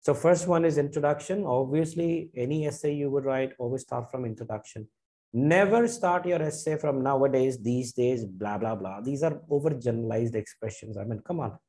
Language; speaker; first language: English; non-native, local second language; Punjabi